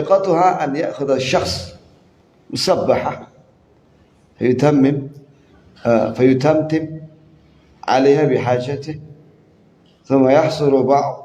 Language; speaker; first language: Arabic; non-native, fluent; Indonesian